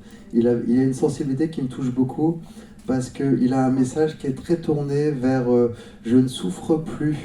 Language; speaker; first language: French; native; French